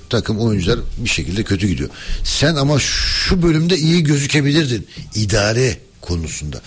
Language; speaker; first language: Turkish; early bilingual, heritage; Turkish